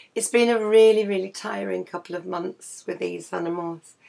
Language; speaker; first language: English; native; English